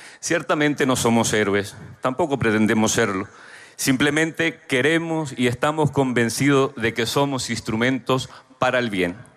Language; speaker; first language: Spanish; native; Spanish